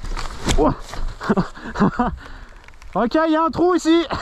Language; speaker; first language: French; native; French